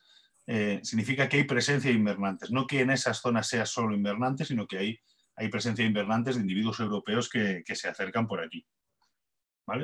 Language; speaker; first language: Spanish; native; Spanish